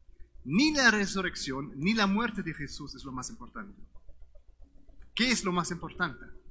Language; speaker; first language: Spanish; non-native, fluent; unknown